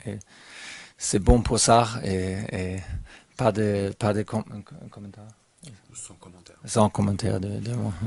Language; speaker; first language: French; non-native, learner; German